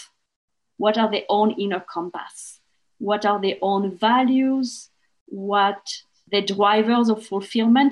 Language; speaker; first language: English; non-native, fluent; French